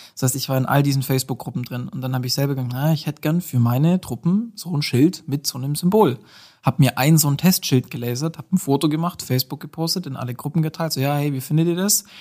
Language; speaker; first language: German; native; German